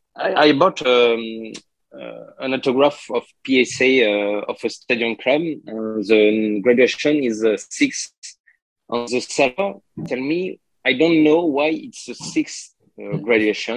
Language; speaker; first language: English; non-native, learner; French